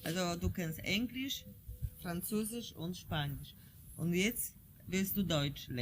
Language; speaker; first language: German; non-native, fluent; Polish